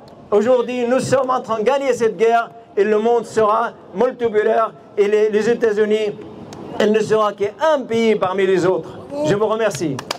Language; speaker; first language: French; non-native, fluent; Arabic